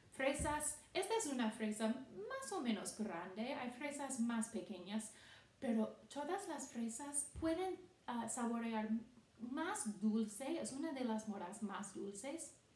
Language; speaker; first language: Spanish; non-native, fluent; English